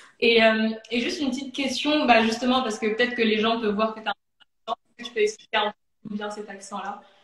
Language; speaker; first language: French; native; French